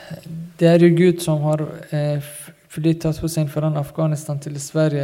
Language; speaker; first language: Swedish; non-native, fluent; Persian